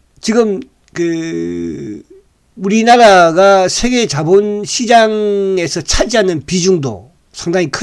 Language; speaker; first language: Korean; native; Korean